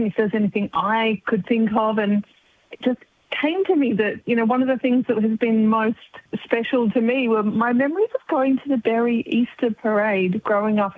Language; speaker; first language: English; native; English